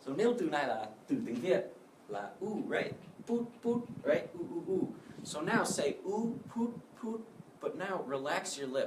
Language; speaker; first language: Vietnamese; non-native, fluent; English